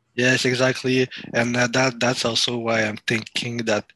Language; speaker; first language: English; non-native, fluent; French